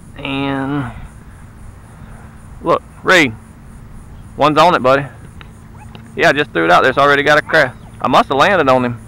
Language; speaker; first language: English; native; English